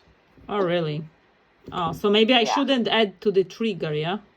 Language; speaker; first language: English; non-native, fluent; Polish